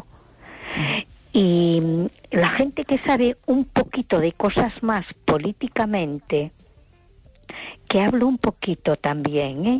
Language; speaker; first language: Spanish; native; Spanish